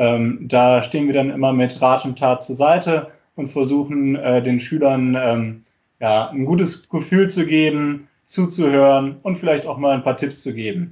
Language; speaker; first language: German; native; German